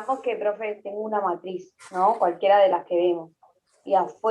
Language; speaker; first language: Spanish; native; Spanish